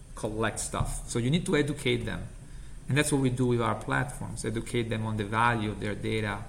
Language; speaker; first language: English; non-native, fluent; Italian